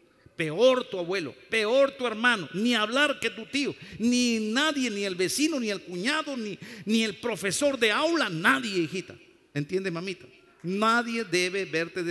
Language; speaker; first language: Spanish; native; Spanish